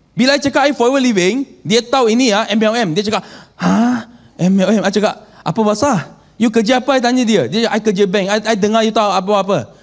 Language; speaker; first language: Malay; non-native, local second language; Chinese